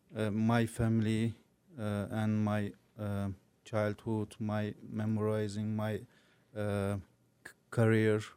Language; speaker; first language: English; non-native, learner; Turkish